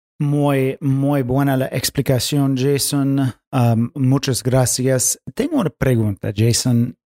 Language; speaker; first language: Spanish; non-native, fluent; English